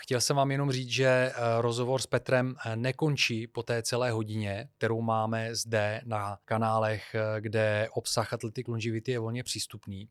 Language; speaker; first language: Czech; non-native, fluent; Bulgarian